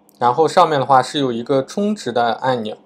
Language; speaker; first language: Chinese; native; Chinese